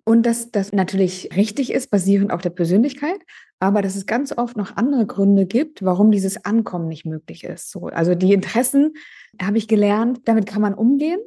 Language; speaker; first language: German; native; German